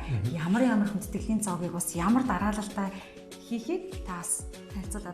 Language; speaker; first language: Mongolian; native; Mongolian